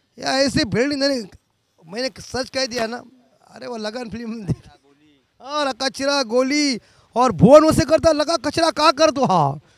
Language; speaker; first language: Hindi; non-native, local second language; Marathi